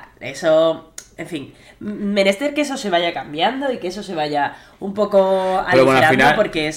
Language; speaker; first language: Spanish; native; Spanish